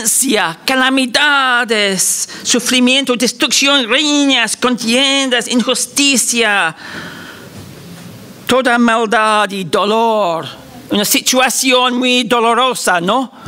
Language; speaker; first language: Spanish; non-native, fluent; English